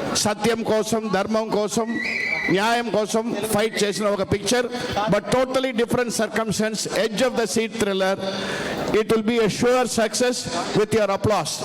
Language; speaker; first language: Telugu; non-native, learner; Punjabi